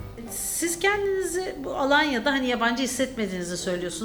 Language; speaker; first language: Turkish; native; Turkish